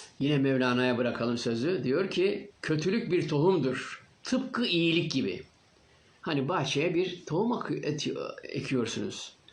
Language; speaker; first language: Turkish; native; Turkish